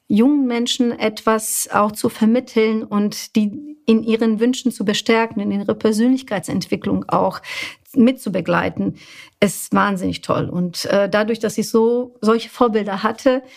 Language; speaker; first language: German; non-native, fluent; Bosnian